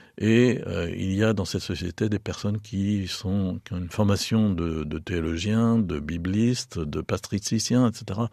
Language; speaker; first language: French; native; French